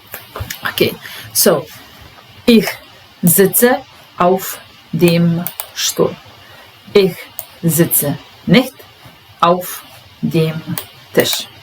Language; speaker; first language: German; non-native, fluent; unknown